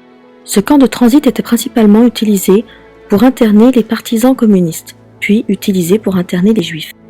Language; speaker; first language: French; native; French